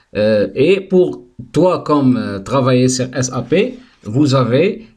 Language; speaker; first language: French; non-native, fluent; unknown